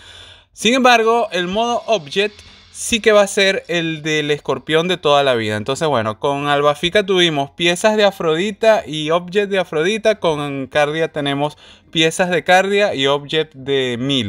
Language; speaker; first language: Spanish; native; Spanish